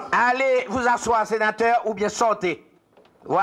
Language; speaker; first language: French; non-native, local second language; Haitian Creole